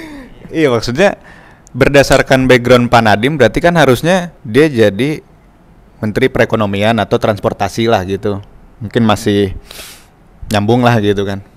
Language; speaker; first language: Indonesian; native; Indonesian